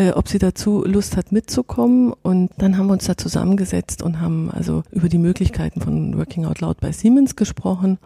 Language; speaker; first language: German; native; German